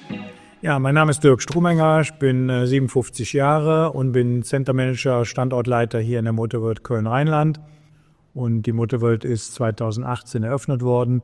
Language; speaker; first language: German; native; German